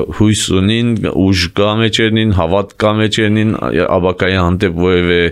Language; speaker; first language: Armenian; early bilingual, heritage; Armenian